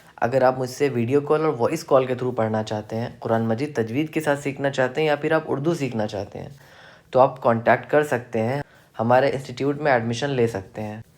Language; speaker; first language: Hindi; native; Hindi